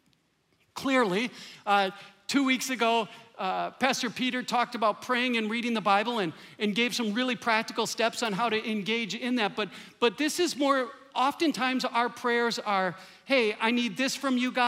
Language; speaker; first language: English; native; English